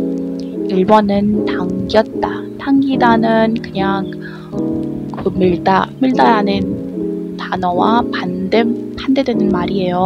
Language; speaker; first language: Korean; non-native, learner; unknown